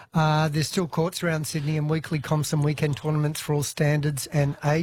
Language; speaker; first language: English; native; English